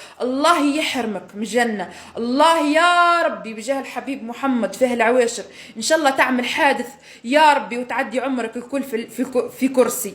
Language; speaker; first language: Arabic; native; Arabic